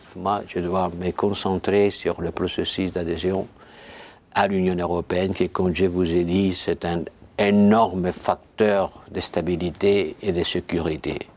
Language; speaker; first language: French; non-native, fluent; Spanish